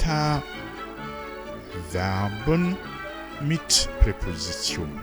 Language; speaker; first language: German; non-native, fluent; Rundi